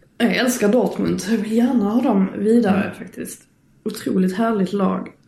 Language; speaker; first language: Swedish; native; Swedish